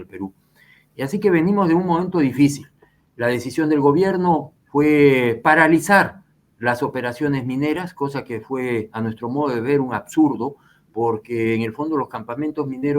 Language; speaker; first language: Spanish; native; Spanish